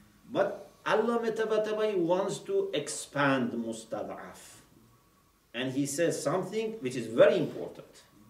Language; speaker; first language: English; non-native, fluent; Persian